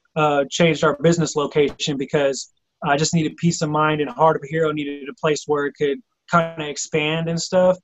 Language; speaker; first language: English; native; English